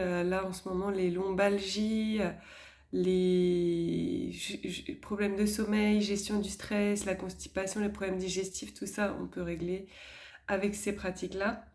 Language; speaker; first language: French; native; French